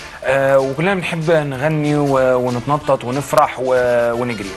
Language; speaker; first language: Arabic; native; Arabic